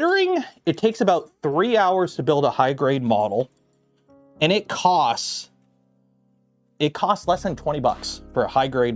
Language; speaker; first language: English; native; English